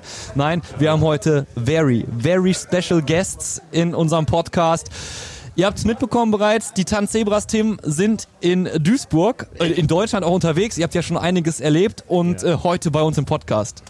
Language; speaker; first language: German; native; German